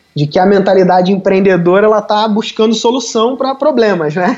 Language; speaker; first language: Portuguese; native; Portuguese